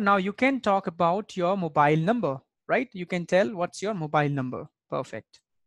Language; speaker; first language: English; non-native, local second language; Hindi